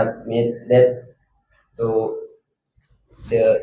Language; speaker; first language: English; non-native, learner; Indonesian